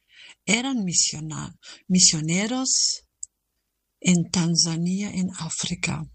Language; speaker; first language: Spanish; non-native, learner; German